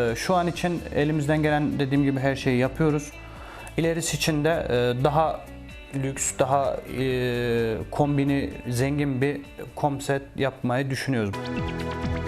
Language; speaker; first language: Turkish; native; Turkish